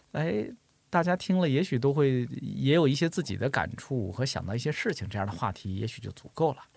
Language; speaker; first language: Chinese; native; Chinese